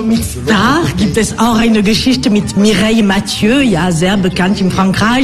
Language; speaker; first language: German; non-native, fluent; French